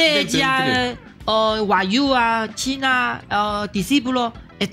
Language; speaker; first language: Spanish; non-native, learner; Chinese